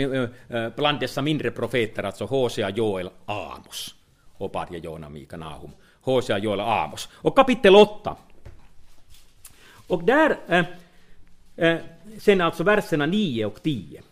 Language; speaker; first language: Swedish; non-native, fluent; Finnish